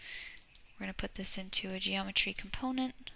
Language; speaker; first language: English; native; English